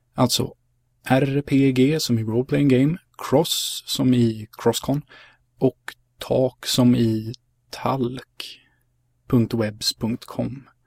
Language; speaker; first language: Swedish; early bilingual, other home language; Hungarian